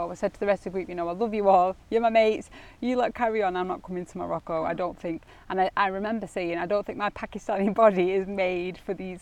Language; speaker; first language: English; native; English